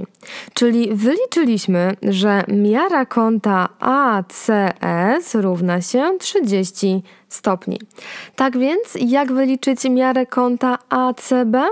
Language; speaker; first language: Polish; native; Polish